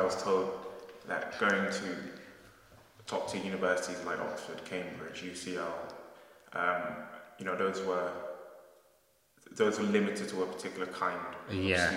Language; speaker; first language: English; native; English